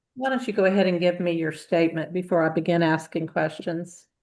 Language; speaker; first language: English; native; English